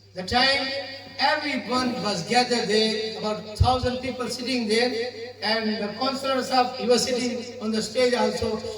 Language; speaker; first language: English; non-native, local second language; Urdu